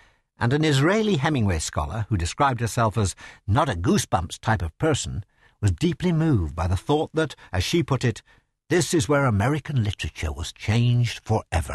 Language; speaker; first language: English; native; English